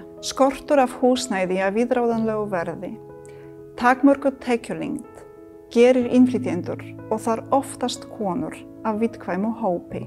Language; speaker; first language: Icelandic; non-native, fluent; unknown